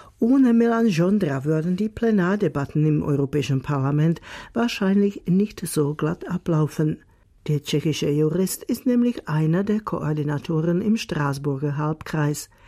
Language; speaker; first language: German; non-native, fluent; Czech